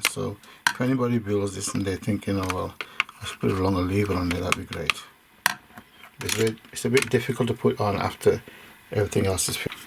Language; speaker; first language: English; native; English